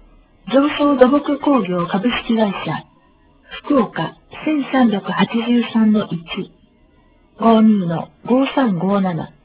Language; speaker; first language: Japanese; native; Japanese